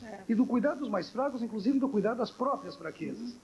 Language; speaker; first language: Portuguese; native; Portuguese